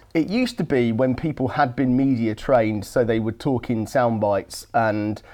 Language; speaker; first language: English; native; English